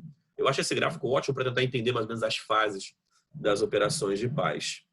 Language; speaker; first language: Portuguese; native; Portuguese